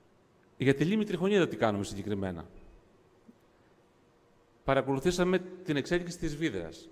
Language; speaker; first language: Greek; native; Greek